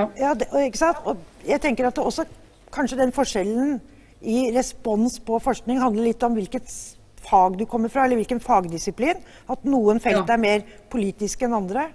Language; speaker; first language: Norwegian; native; Norwegian